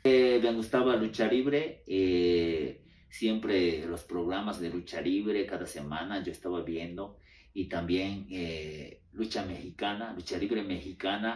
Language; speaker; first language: Spanish; non-native, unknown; Japanese